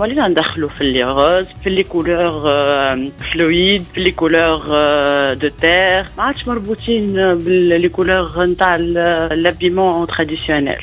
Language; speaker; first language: Arabic; native; Arabic